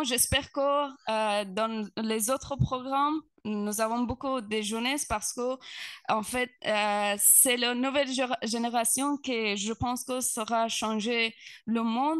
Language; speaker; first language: French; non-native, learner; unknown